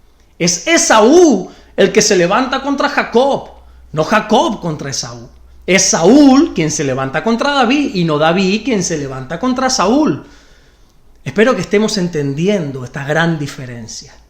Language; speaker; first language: Spanish; native; Spanish